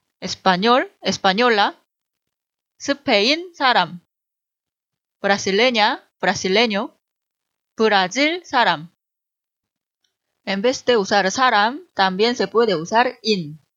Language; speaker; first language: Spanish; non-native, fluent; Korean